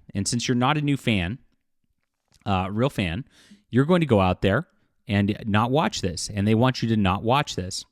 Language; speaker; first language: English; native; English